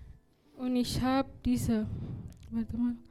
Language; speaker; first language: German; non-native, learner; Indonesian